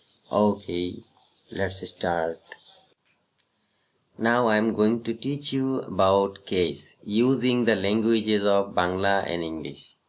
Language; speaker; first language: English; non-native, local second language; Bangla